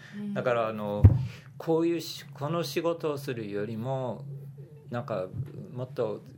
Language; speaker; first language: Japanese; non-native, fluent; English